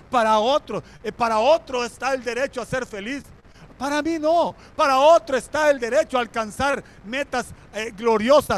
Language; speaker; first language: Spanish; native; Spanish